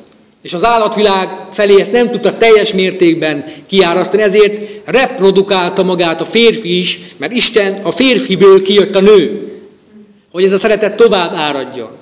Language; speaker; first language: Hungarian; native; Hungarian